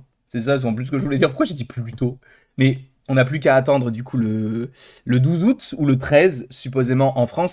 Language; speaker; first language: French; native; French